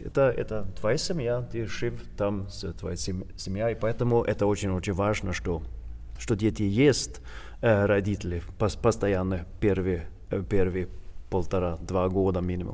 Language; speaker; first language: Russian; non-native, learner; Swedish